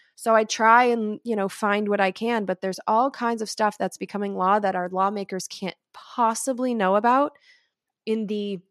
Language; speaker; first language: English; native; English